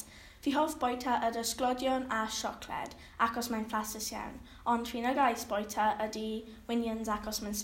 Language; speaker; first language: Welsh; non-native, learner; English